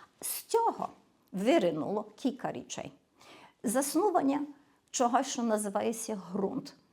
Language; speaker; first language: Ukrainian; early bilingual, heritage; Ukrainian